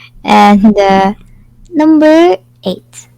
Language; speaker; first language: English; non-native, fluent; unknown